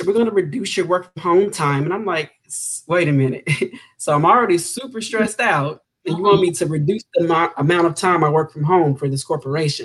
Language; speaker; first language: English; native; English